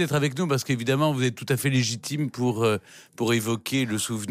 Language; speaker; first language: French; native; French